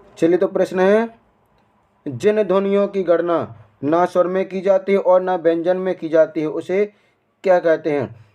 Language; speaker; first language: Hindi; native; Hindi